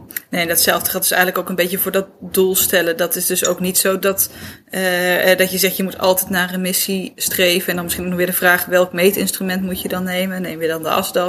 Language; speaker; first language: Dutch; native; Dutch